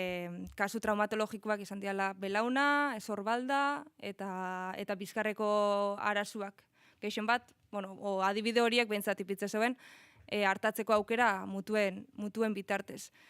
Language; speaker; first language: Basque; native; Basque